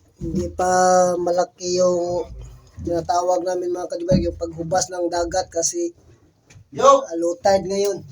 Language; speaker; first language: Filipino; non-native, local second language; Cebuano